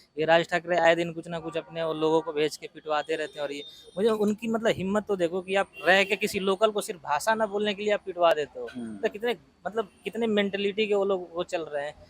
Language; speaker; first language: Hindi; native; Hindi